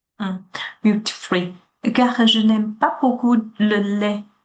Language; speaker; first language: French; non-native, learner; Chinese